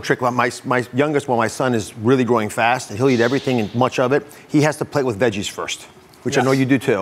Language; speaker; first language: English; native; English